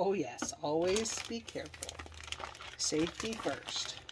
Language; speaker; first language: English; native; English